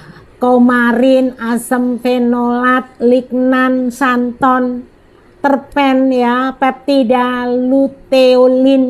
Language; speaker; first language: Indonesian; native; Indonesian